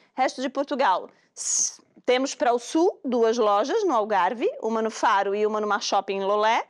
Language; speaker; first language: Portuguese; native; Portuguese